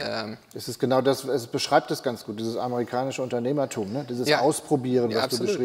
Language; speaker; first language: German; native; German